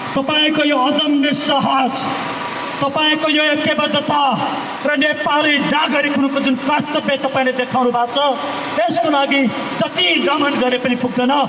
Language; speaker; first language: Nepali; native; Nepali